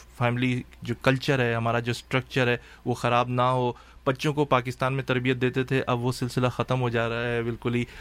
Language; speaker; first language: Urdu; native; Urdu